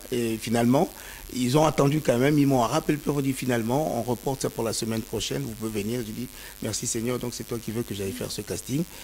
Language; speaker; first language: French; non-native, local second language; Kongo